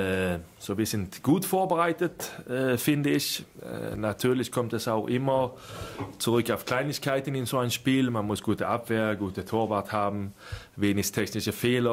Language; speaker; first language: German; non-native, fluent; Swedish